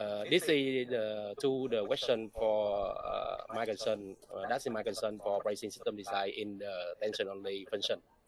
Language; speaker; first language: English; non-native, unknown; Vietnamese